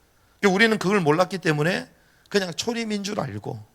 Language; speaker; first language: Korean; native; Korean